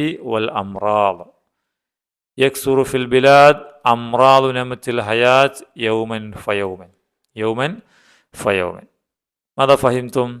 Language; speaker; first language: Arabic; non-native, fluent; Malayalam